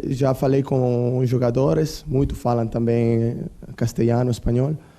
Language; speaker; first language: Portuguese; non-native, learner; Italian